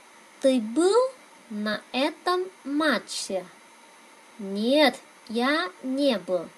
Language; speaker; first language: Russian; non-native, fluent; Vietnamese